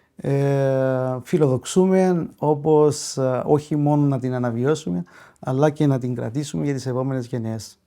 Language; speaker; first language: Greek; non-native, local second language; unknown